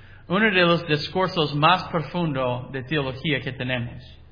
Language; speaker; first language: Spanish; non-native, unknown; English